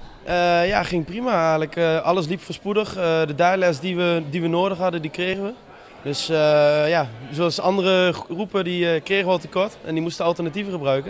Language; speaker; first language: Dutch; native; Dutch